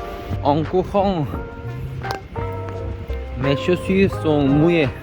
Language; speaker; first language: French; non-native, learner; Korean